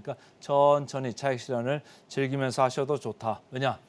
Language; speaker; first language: Korean; native; Korean